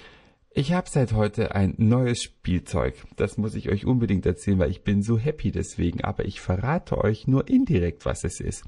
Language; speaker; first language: German; native; German